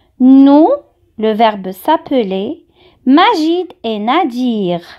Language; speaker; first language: French; non-native, local second language; Arabic